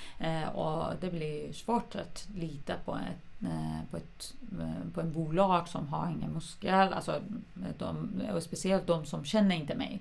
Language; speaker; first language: Swedish; non-native, fluent; Persian